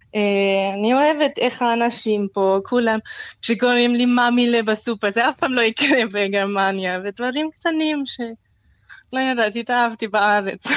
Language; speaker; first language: Hebrew; non-native, fluent; German